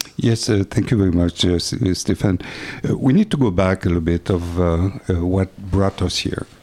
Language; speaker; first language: English; non-native, fluent; French